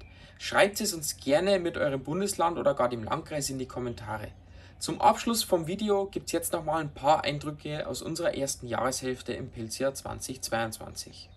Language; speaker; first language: German; native; German